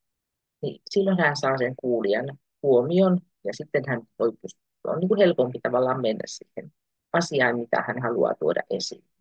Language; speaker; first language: Finnish; native; Finnish